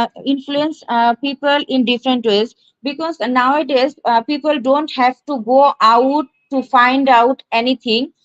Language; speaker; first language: English; non-native, learner; Bangla